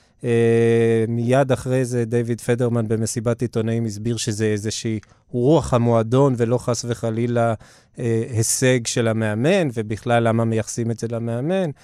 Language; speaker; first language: Hebrew; early bilingual, other home language; English